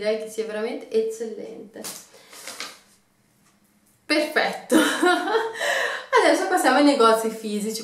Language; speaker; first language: Italian; native; Italian